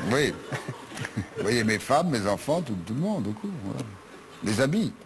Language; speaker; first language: French; native; French